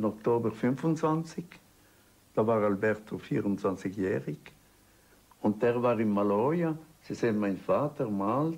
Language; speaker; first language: German; non-native, local second language; Italian